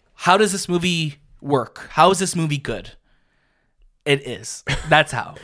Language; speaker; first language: English; native; English